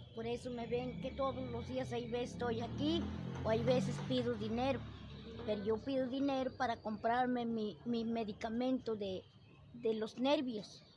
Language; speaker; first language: Spanish; native; Spanish